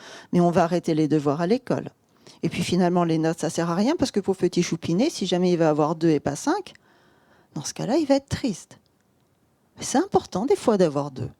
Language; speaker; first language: French; native; French